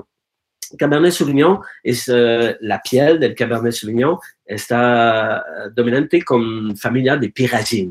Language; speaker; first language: Spanish; non-native, learner; French